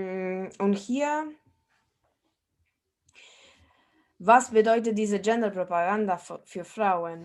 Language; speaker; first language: German; non-native, fluent; Spanish